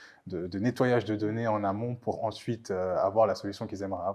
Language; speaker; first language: French; native; French